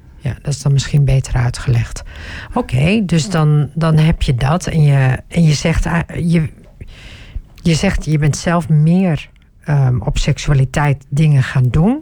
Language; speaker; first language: Dutch; early bilingual, other home language; Turkish